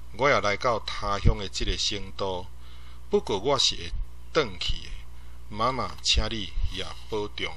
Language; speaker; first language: Chinese; non-native, local second language; Min Nan Chinese